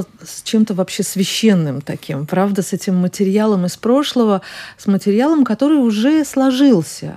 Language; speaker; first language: Russian; native; Russian